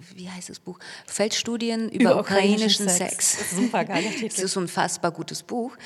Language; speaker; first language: German; early bilingual, other home language; Russian